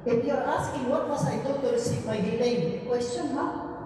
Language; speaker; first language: English; non-native, local second language; Filipino